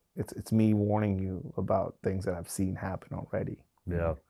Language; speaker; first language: English; non-native, fluent; Spanish